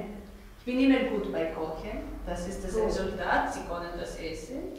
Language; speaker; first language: German; non-native, fluent; Greek